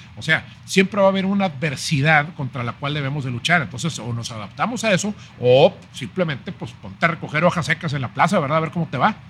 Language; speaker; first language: Spanish; native; Spanish